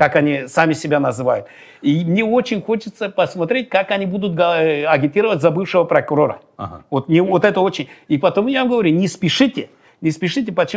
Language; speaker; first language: Russian; non-native, local second language; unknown